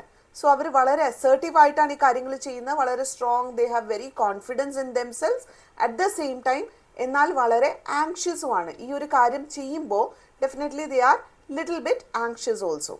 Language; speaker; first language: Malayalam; native; Malayalam